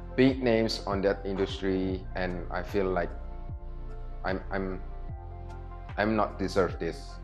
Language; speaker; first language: English; non-native, fluent; Indonesian